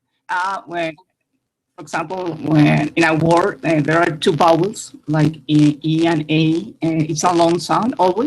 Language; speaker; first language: English; non-native, learner; Spanish